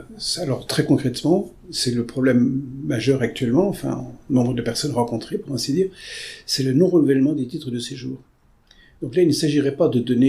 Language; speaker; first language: French; native; French